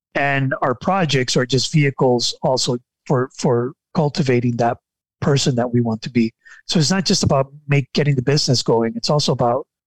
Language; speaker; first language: English; non-native, fluent; Spanish